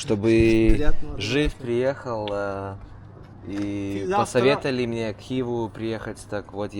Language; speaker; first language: Russian; non-native, learner; Lithuanian